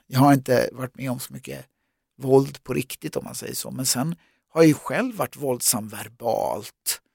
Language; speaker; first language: Swedish; native; Swedish